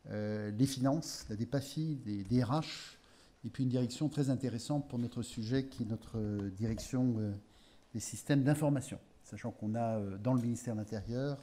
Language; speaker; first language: French; native; French